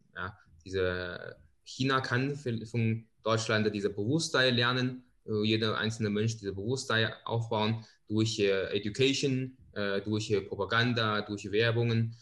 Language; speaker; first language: German; non-native, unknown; Chinese